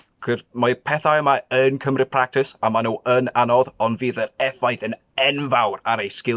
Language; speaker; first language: Welsh; non-native, learner; English